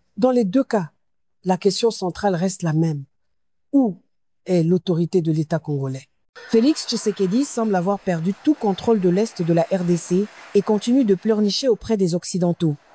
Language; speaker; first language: French; non-native, local second language; Lingala